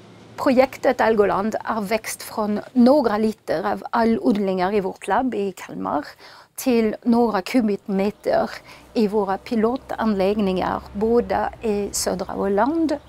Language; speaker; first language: Swedish; non-native, fluent; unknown